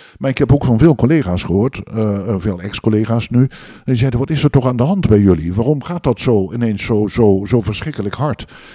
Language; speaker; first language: Dutch; native; Dutch